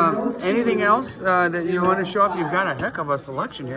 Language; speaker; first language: English; native; English